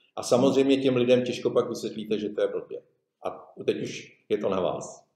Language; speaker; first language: Czech; native; Czech